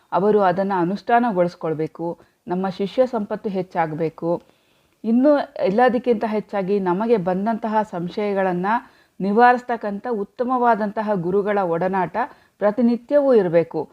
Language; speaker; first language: Kannada; native; Kannada